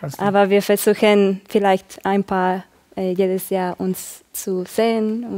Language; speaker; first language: German; non-native, learner; Spanish